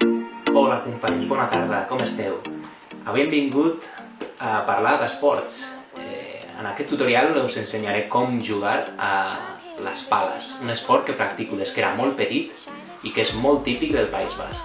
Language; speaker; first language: Catalan; non-native, learner; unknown